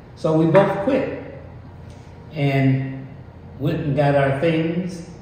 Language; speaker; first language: English; native; English